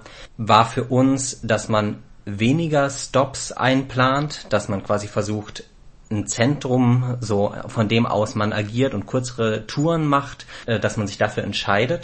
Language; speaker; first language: German; native; German